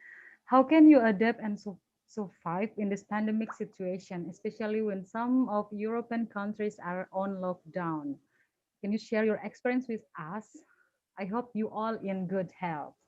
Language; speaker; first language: English; non-native, fluent; Indonesian